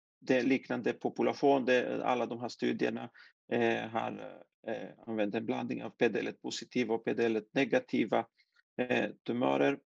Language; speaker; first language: Swedish; non-native, fluent; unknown